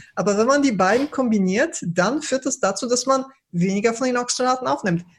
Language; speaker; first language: German; early bilingual, other home language; Polish